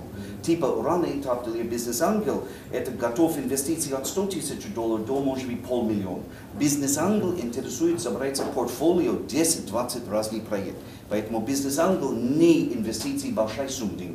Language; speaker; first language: Russian; non-native, fluent; English